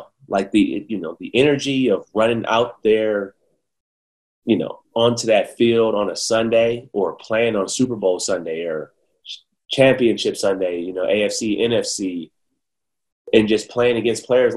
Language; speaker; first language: English; native; English